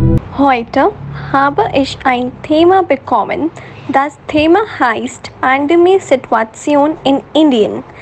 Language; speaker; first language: German; non-native, learner; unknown